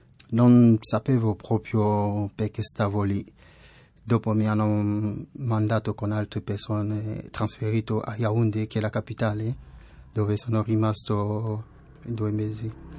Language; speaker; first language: Italian; non-native, fluent; French